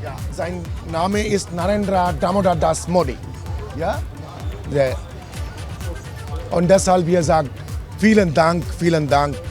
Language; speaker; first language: German; non-native, learner; Assamese